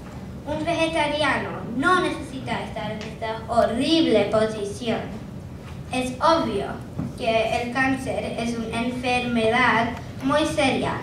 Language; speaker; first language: Spanish; non-native, learner; English